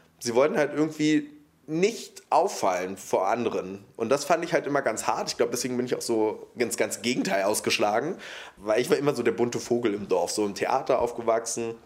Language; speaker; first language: German; early bilingual, other home language; Polish